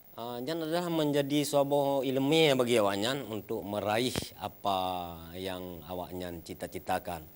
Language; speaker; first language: Malay; non-native, local second language; Achinese